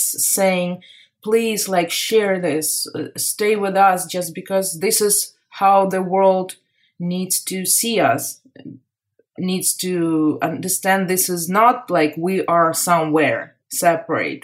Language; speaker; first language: English; non-native, fluent; Ukrainian